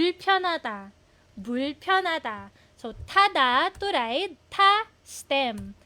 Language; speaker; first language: Korean; non-native, fluent; Filipino